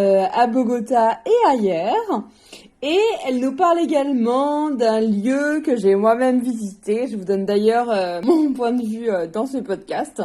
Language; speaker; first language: French; native; French